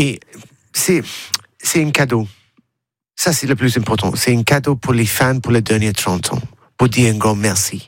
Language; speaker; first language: French; non-native, learner; English